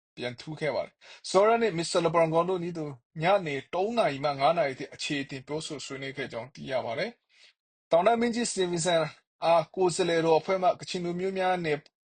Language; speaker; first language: Burmese; non-native, local second language; Kachin